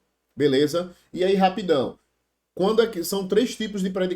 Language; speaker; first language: Portuguese; native; Portuguese